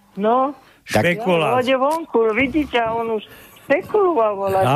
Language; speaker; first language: Slovak; native; Slovak